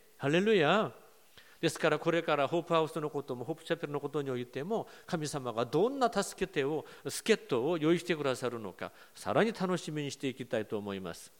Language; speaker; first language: Japanese; non-native, fluent; Korean